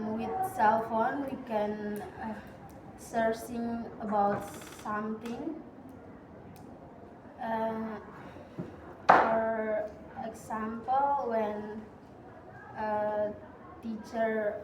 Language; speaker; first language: English; non-native, learner; Indonesian